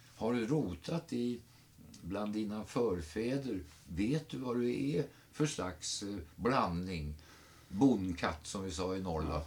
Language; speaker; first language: Swedish; native; Swedish